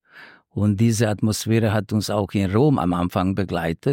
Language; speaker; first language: German; non-native, fluent; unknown